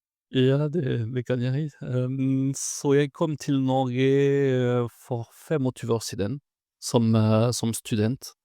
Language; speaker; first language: Norwegian; non-native, fluent; French